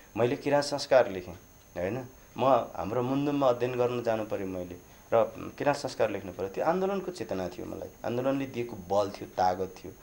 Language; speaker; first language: Nepali; non-native, local second language; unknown